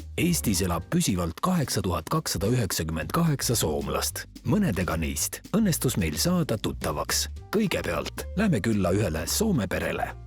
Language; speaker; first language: Estonian; native; Estonian